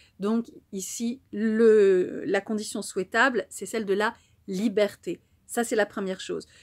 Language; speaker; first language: French; native; French